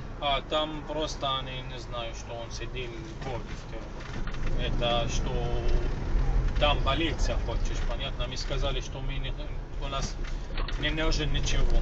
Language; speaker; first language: Russian; non-native, learner; Arabic